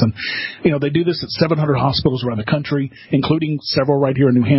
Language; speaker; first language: English; native; English